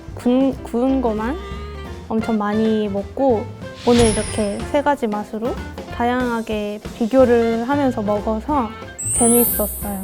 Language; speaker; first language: Korean; non-native, fluent; Japanese